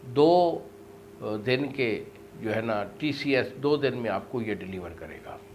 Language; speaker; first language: Urdu; non-native, local second language; Punjabi